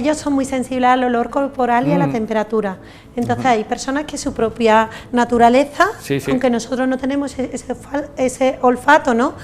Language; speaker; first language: Spanish; native; Spanish